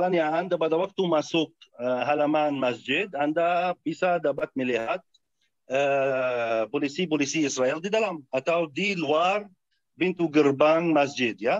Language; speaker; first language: Indonesian; non-native, fluent; Arabic